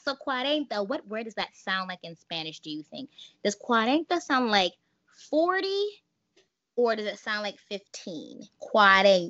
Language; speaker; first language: English; native; English